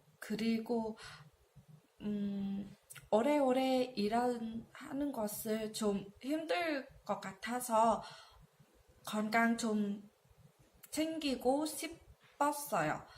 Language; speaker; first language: Korean; non-native, learner; Vietnamese